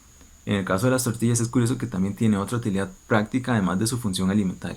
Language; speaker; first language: Spanish; native; Spanish